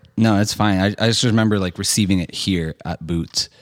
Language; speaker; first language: English; native; English